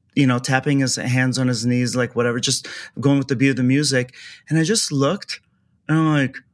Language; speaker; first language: English; early bilingual, other home language; Persian